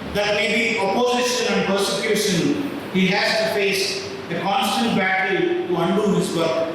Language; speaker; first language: English; non-native, local second language; Telugu